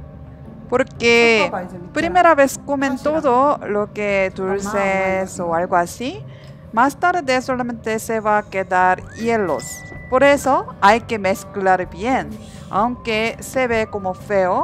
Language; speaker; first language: Spanish; non-native, learner; Korean